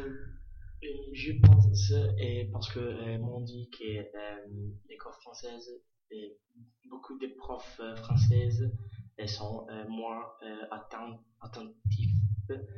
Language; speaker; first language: French; non-native, learner; Italian